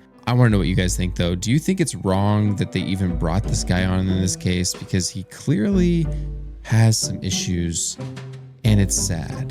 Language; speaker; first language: English; native; English